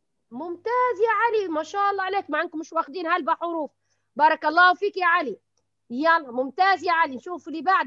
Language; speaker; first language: Arabic; native; Arabic